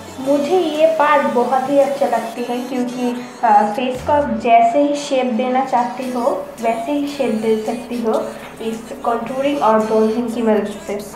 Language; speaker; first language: Hindi; non-native, learner; Bangla